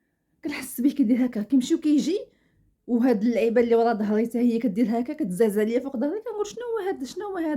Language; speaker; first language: Arabic; native; Arabic